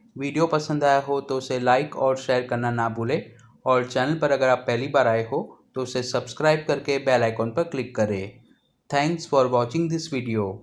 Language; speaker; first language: Hindi; non-native, local second language; Gujarati